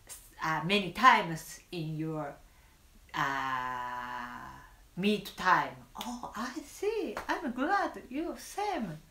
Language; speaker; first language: English; non-native, learner; Japanese